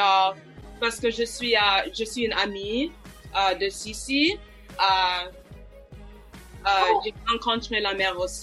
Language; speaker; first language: French; non-native, local second language; English